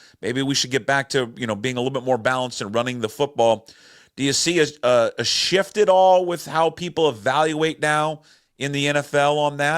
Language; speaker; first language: English; native; English